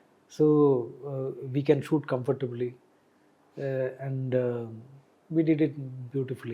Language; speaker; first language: Telugu; non-native, learner; Malayalam